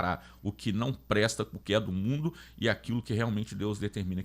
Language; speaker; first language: Portuguese; native; Portuguese